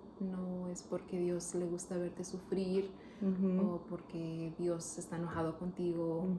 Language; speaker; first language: Spanish; early bilingual, heritage; Spanish